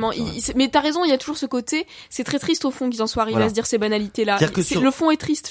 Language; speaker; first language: French; native; French